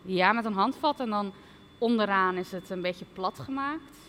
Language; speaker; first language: Dutch; native; Dutch